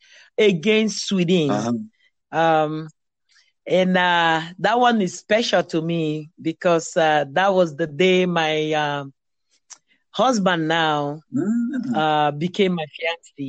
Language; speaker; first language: English; non-native, local second language; Igbo